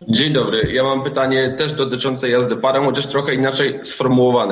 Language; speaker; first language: Polish; native; Polish